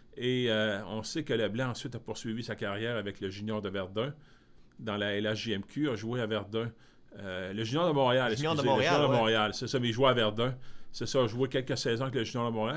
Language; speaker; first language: French; native; French